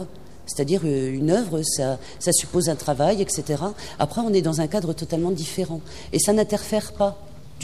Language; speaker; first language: French; native; French